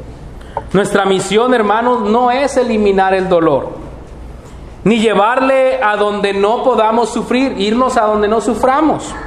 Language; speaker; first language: Spanish; native; Spanish